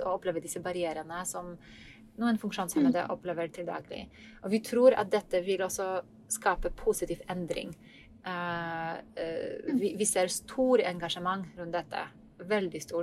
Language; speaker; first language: Norwegian; non-native, fluent; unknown